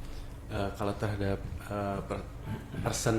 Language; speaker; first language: Indonesian; non-native, local second language; Banjar